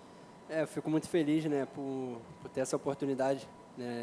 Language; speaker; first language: Portuguese; native; Portuguese